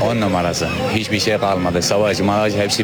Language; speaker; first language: Turkish; non-native, local second language; Arabic